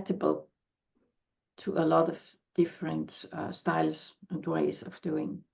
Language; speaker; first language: English; non-native, fluent; German